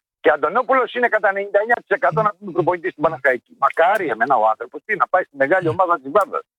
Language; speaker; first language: Greek; native; Greek